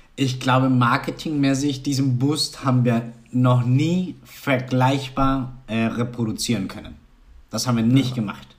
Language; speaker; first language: German; non-native, fluent; Spanish